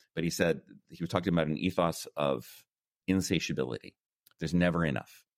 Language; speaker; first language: English; native; English